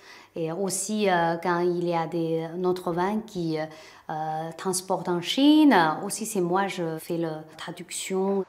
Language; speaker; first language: French; non-native, fluent; Chinese